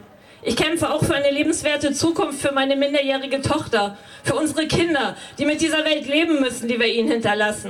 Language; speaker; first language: German; native; German